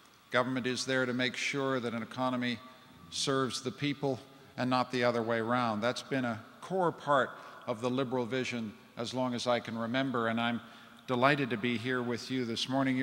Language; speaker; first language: English; native; English